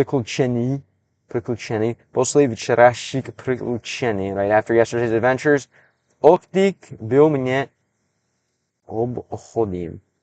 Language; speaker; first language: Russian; non-native, learner; English